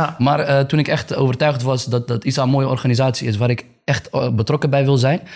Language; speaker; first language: Dutch; early bilingual, other home language; Arabic